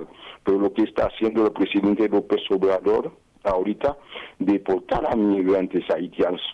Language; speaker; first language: Spanish; non-native, fluent; Haitian Creole